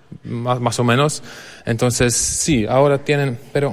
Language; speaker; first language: Spanish; non-native, fluent; Polish